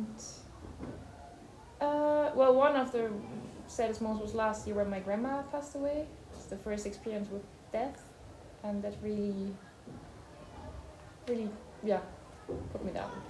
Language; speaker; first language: English; non-native, fluent; German